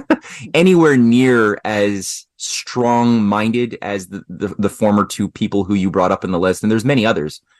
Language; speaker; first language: English; native; English